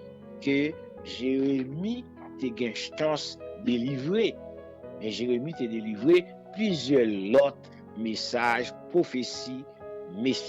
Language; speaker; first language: French; non-native, local second language; Haitian Creole